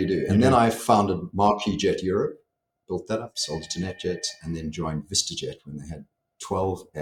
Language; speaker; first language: English; native; English